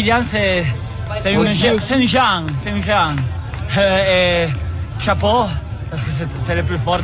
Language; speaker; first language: French; non-native, learner; Italian